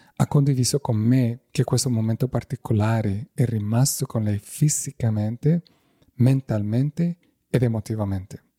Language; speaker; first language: Italian; non-native, fluent; Spanish